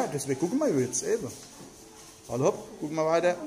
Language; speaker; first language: German; native; German